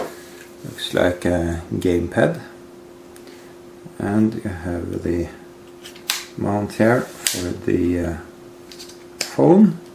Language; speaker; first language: English; non-native, fluent; Norwegian